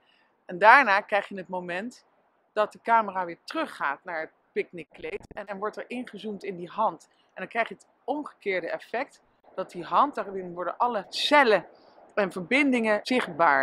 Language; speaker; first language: Dutch; native; Dutch